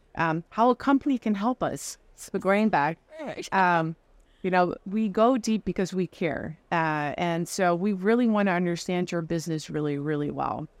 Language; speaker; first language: English; non-native, fluent; Dutch